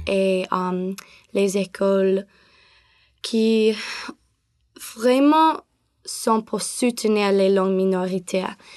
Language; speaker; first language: French; non-native, learner; English